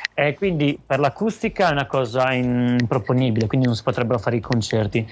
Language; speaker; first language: Italian; native; Italian